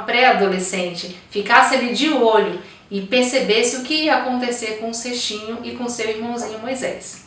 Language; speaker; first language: Portuguese; native; Portuguese